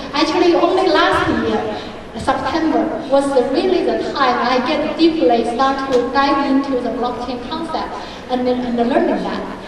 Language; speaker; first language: English; non-native, fluent; Chinese